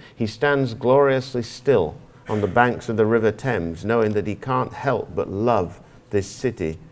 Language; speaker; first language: English; native; English